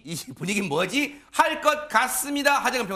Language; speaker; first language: Korean; native; Korean